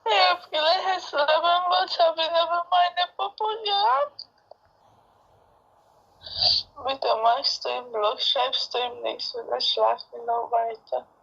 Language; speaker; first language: German; non-native, learner; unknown